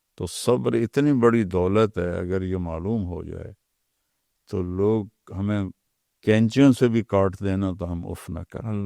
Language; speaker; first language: Urdu; non-native, local second language; Punjabi